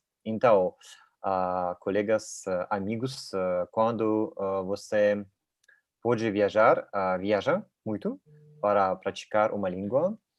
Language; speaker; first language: Portuguese; non-native, learner; Russian